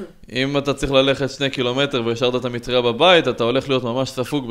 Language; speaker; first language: Hebrew; native; Hebrew